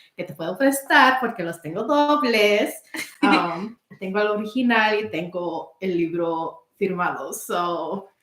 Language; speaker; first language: Spanish; early bilingual, other home language; English